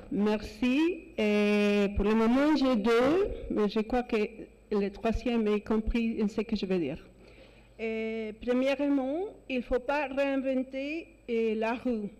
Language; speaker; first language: French; non-native, fluent; Spanish